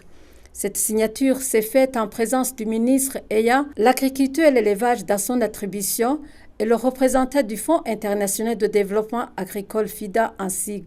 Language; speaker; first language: French; non-native, local second language; Rundi